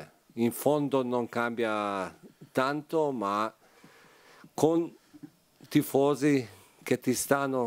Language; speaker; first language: Italian; non-native, fluent; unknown